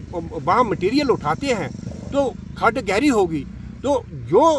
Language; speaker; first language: Hindi; native; Hindi